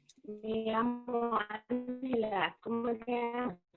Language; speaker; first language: Spanish; non-native, learner; English